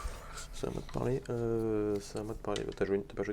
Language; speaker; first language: French; native; French